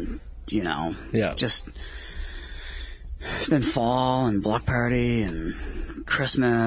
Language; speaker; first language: English; native; English